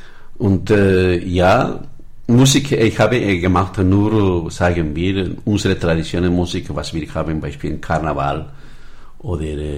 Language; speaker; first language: German; non-native, learner; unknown